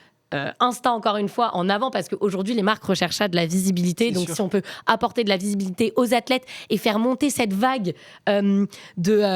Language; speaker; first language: French; native; French